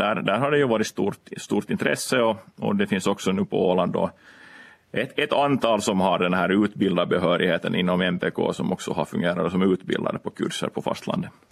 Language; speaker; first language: Swedish; native; Swedish